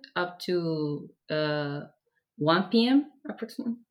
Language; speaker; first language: English; non-native, fluent; Persian